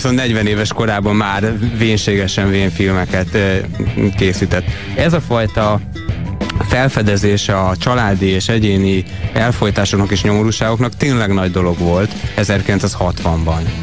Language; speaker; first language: Hungarian; native; Hungarian